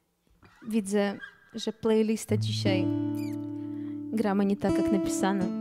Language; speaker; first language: Polish; non-native, learner; Belarusian